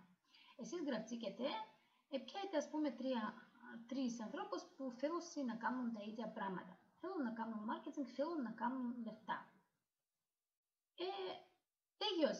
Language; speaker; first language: Greek; non-native, learner; Russian